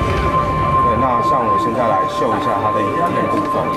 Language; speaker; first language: Chinese; native; Chinese